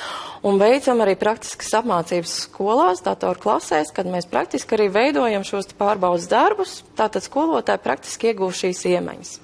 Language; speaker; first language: Latvian; native; Latvian